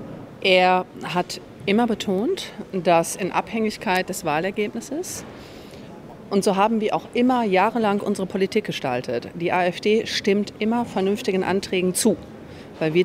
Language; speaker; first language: German; native; German